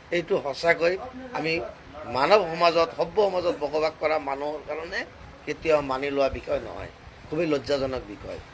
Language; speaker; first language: Assamese; non-native, local second language; Bangla